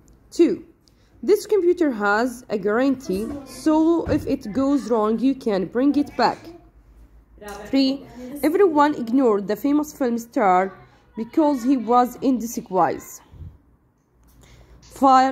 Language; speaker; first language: English; non-native, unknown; Arabic